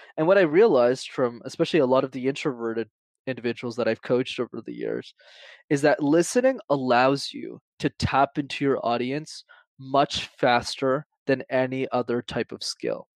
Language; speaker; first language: English; native; English